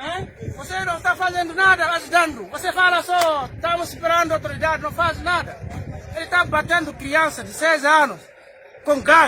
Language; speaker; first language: Portuguese; non-native, learner; Haitian Creole